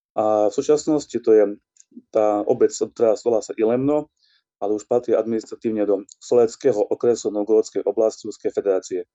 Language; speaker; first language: Slovak; native; Slovak